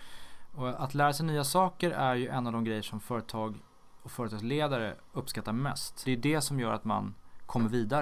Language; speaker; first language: Swedish; native; Swedish